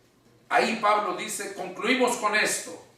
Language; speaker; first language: Spanish; native; Spanish